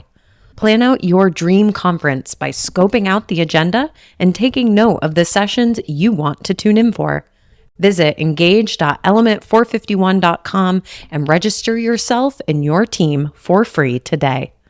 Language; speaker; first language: English; native; English